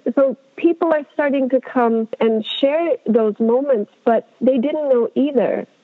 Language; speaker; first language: English; non-native, fluent; Amharic